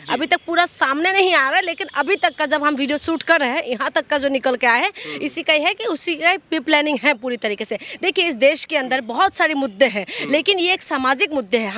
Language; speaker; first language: Hindi; non-native, local second language; Assamese